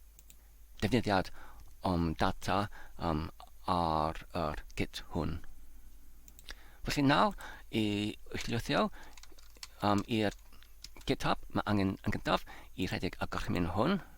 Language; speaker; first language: Welsh; non-native, fluent; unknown